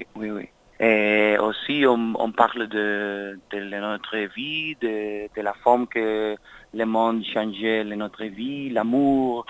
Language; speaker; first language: French; non-native, learner; Spanish